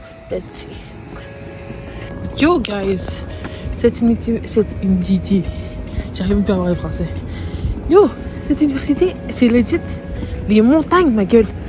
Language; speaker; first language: French; native; French